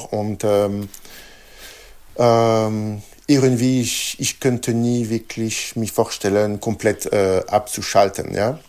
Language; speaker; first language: German; non-native, fluent; French